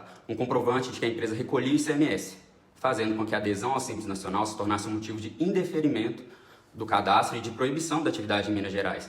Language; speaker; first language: Portuguese; native; Portuguese